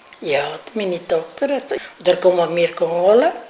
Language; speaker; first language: German; non-native, learner; Italian